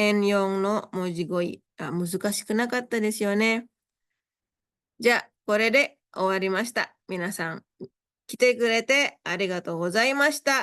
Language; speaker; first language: Japanese; non-native, fluent; Indonesian